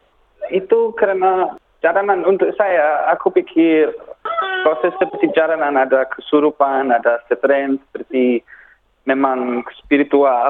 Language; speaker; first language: Indonesian; non-native, learner; English